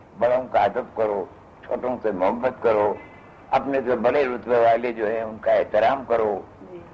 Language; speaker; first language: Urdu; native; Urdu